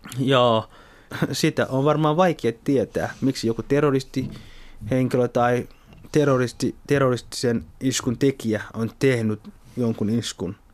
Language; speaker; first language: Finnish; early bilingual, other home language; Somali